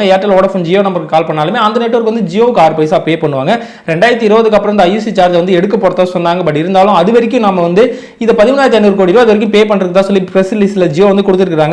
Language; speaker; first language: Tamil; native; Tamil